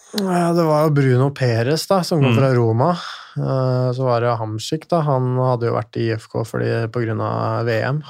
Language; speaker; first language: Norwegian; native; Norwegian